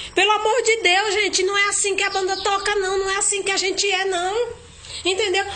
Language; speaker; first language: Portuguese; native; Portuguese